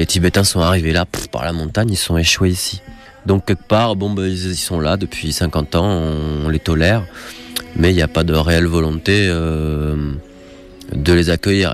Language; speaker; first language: French; native; French